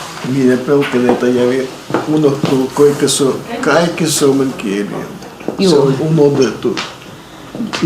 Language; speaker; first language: Finnish; non-native, learner; Russian